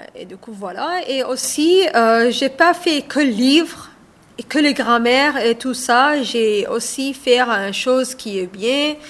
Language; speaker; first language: French; non-native, fluent; Arabic